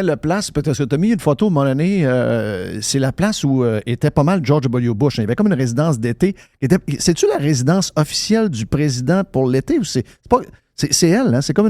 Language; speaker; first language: French; native; French